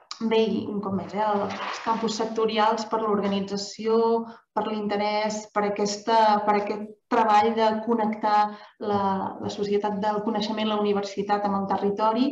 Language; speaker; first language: Catalan; native; Catalan